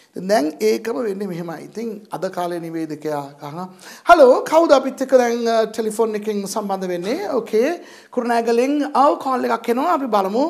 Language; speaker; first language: Sinhala; non-native, local second language; Tamil